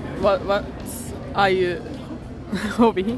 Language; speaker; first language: English; non-native, learner; Japanese